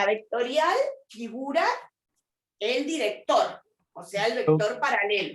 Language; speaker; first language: Spanish; native; Spanish